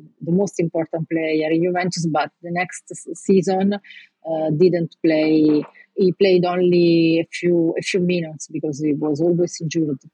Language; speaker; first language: English; non-native, learner; Italian